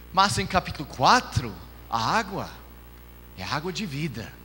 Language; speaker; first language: Portuguese; non-native, fluent; English